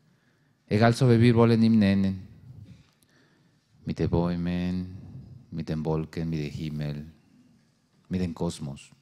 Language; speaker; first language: German; non-native, learner; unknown